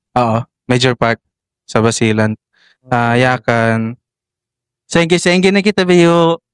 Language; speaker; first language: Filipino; non-native, local second language; Tausug